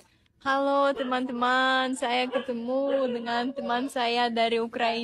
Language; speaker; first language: Indonesian; non-native, fluent; Russian